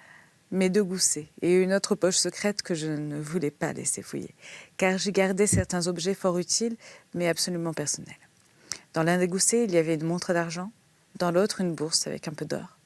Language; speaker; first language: French; native; French